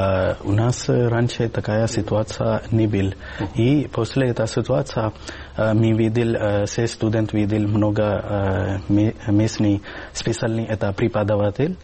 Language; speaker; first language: Russian; non-native, learner; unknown